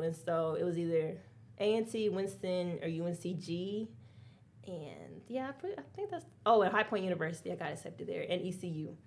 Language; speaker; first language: English; native; English